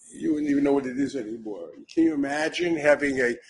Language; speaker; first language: English; native; English